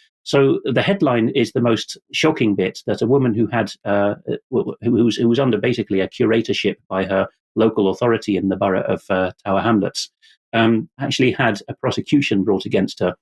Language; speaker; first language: English; non-native, fluent; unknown